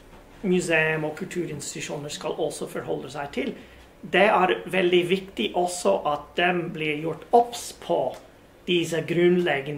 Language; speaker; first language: Norwegian; non-native, fluent; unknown